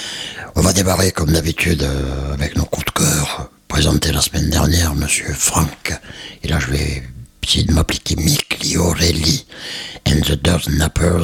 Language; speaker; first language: French; native; French